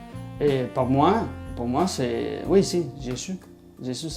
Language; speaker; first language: French; non-native, learner; Spanish